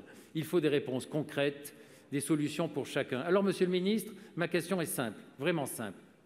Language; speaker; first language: French; native; French